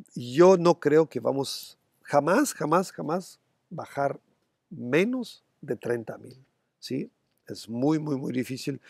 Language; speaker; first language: Spanish; non-native, fluent; German